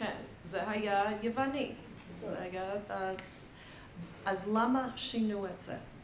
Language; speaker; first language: Hebrew; early bilingual, heritage; English